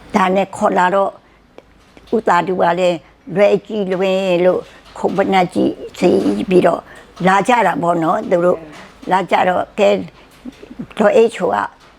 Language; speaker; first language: Burmese; native; Burmese